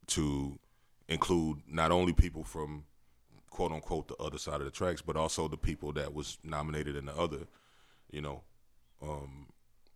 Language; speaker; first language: English; native; English